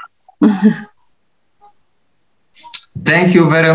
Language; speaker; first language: English; non-native, learner; Polish